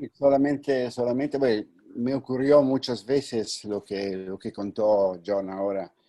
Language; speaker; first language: Spanish; non-native, fluent; Italian